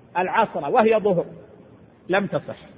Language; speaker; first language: Arabic; native; Arabic